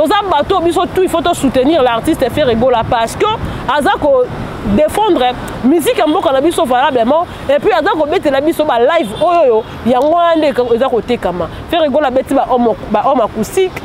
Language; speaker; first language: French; non-native, local second language; Lingala